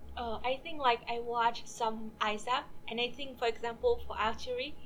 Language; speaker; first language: English; non-native, fluent; Vietnamese